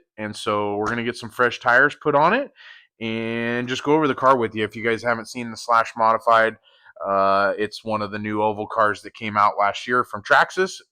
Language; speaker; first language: English; native; English